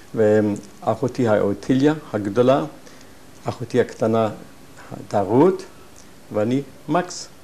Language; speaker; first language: Hebrew; non-native, fluent; German